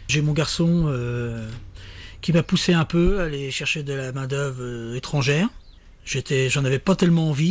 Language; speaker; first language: French; native; French